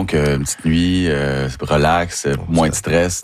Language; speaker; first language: French; native; French